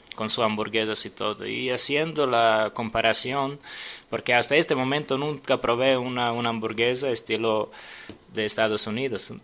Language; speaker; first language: Spanish; non-native, learner; Serbian